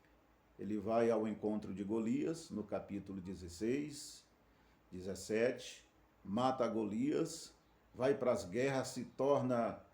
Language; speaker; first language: Portuguese; native; Portuguese